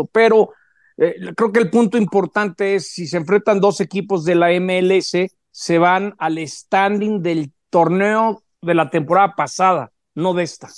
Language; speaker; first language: Spanish; native; Spanish